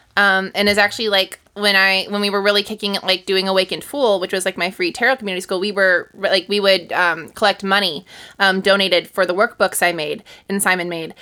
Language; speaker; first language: English; native; English